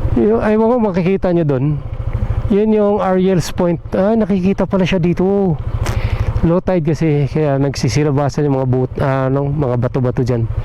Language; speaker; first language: Filipino; non-native, local second language; Aklanon